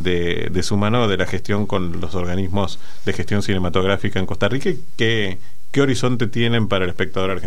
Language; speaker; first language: Spanish; native; Spanish